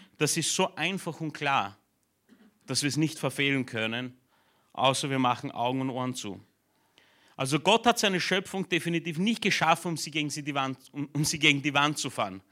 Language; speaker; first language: German; early bilingual, other home language; Romanian